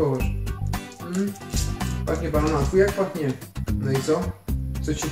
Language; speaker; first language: Polish; native; Polish